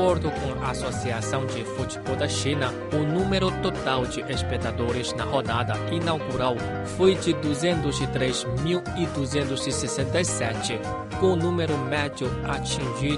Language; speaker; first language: Portuguese; non-native, fluent; Chinese